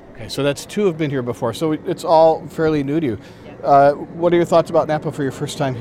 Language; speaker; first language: English; native; English